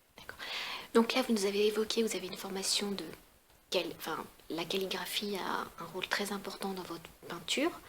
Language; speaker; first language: French; native; French